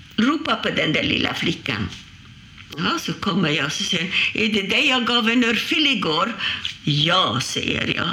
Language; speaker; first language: Swedish; non-native, fluent; Hungarian